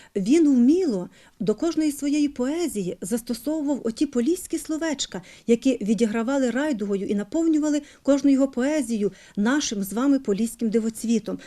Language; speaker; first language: Ukrainian; native; Ukrainian